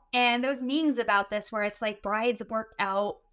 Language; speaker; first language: English; early bilingual, other home language; Arabic